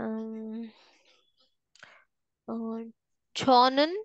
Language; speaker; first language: Korean; non-native, learner; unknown